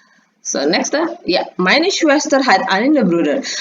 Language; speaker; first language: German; non-native, learner; Indonesian